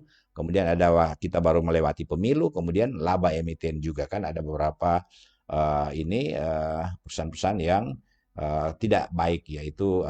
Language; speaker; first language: Indonesian; native; Indonesian